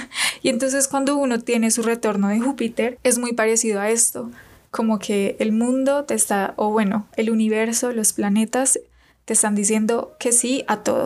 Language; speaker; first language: Spanish; native; Spanish